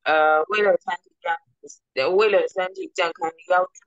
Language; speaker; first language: Chinese; non-native, learner; Thai